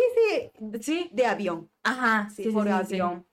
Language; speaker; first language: Spanish; non-native, learner; Japanese